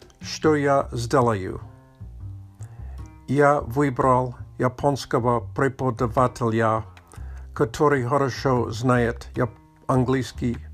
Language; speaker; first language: Russian; non-native, learner; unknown